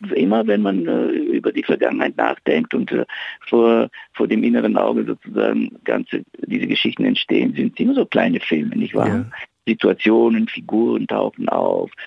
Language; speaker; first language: German; non-native, fluent; Bulgarian